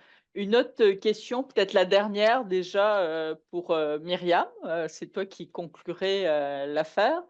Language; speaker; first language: French; native; French